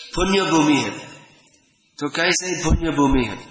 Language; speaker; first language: Hindi; non-native, fluent; English